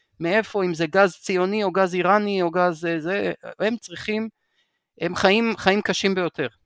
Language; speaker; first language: Hebrew; native; Hebrew